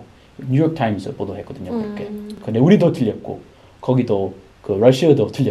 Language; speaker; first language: Korean; native; Korean